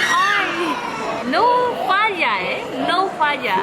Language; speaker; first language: Spanish; non-native, fluent; Japanese